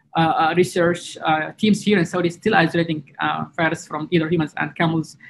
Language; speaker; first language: English; non-native, fluent; Arabic